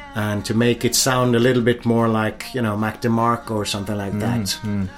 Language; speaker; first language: English; non-native, fluent; Swedish